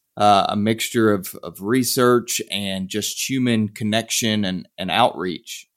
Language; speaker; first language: English; native; English